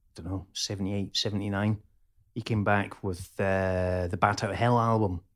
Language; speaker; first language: English; native; English